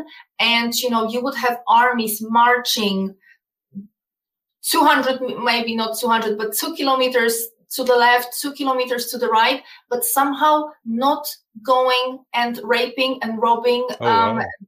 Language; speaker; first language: English; non-native, fluent; Polish